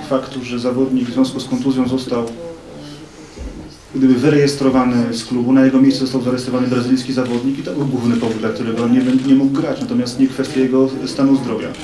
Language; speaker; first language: Polish; native; Polish